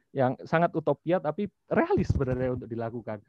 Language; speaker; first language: Indonesian; native; Indonesian